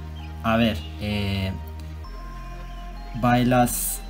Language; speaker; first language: Spanish; non-native, learner; Turkish